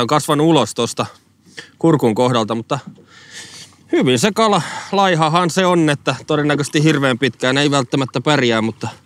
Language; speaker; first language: Finnish; native; Finnish